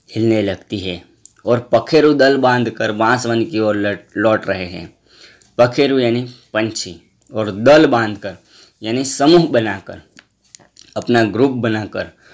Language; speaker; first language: Hindi; non-native, local second language; Gujarati